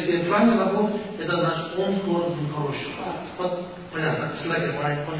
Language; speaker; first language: Russian; non-native, learner; Tibetan